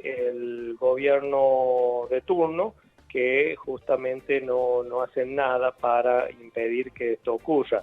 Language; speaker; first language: Spanish; native; Spanish